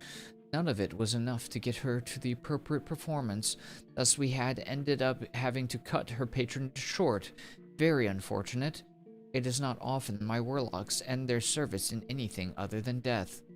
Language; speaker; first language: English; native; English